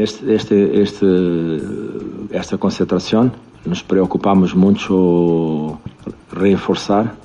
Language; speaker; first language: Spanish; non-native, learner; Portuguese